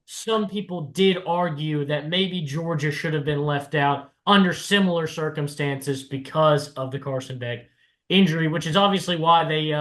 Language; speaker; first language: English; native; English